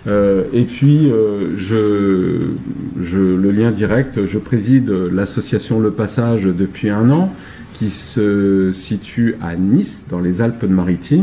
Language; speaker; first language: French; native; French